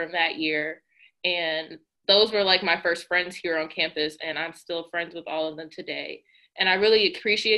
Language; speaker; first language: English; native; English